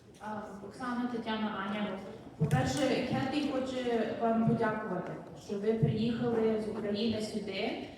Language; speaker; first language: Ukrainian; early bilingual, heritage; Ukrainian